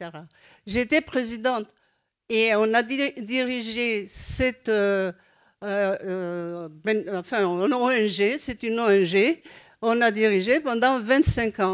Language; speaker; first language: French; non-native, fluent; Greek